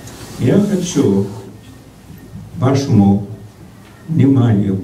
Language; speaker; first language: Russian; early bilingual, heritage; Russian